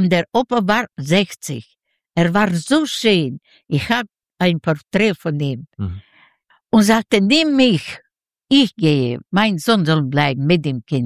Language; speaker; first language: German; non-native, learner; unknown